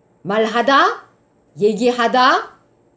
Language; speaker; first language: Korean; non-native, fluent; French